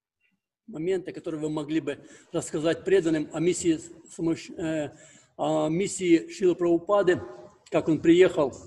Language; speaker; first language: Russian; native; Russian